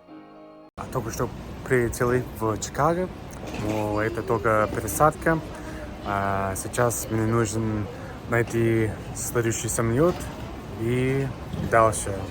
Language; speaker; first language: Russian; non-native, learner; English